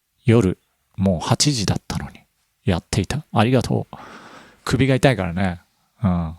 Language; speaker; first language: Japanese; native; Japanese